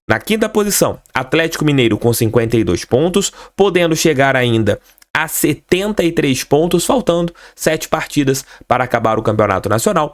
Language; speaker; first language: Portuguese; native; Portuguese